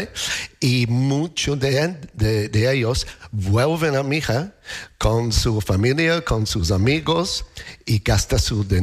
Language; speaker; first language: Spanish; non-native, fluent; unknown